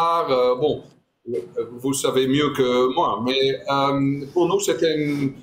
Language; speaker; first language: French; non-native, fluent; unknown